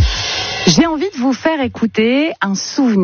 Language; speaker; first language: French; native; French